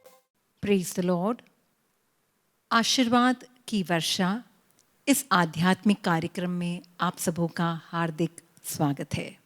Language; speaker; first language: Hindi; native; Hindi